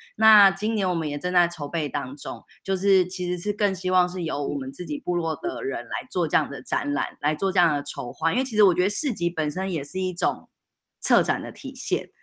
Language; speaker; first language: Chinese; native; Chinese